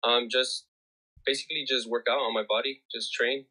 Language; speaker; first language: English; early bilingual, other home language; Spanish